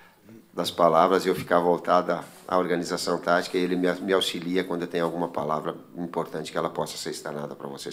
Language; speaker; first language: Portuguese; native; Portuguese